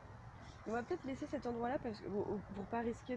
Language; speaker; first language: French; native; French